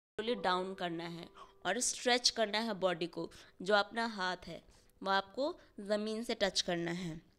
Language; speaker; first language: Hindi; native; Hindi